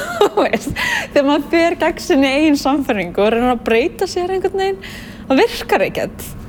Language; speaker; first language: Icelandic; native; Icelandic